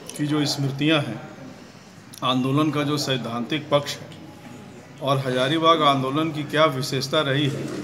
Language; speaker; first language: Hindi; native; Hindi